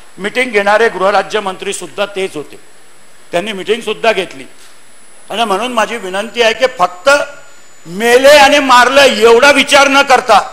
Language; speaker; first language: Marathi; native; Marathi